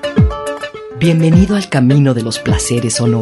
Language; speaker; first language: Spanish; native; Spanish